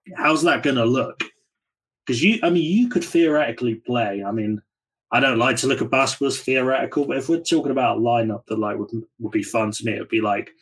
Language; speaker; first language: English; native; English